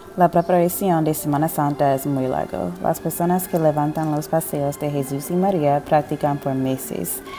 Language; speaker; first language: Spanish; non-native, learner; English